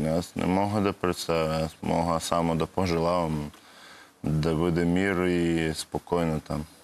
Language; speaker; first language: Bulgarian; non-native, learner; Russian